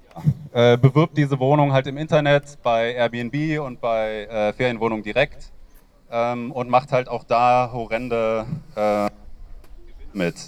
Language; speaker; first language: German; native; German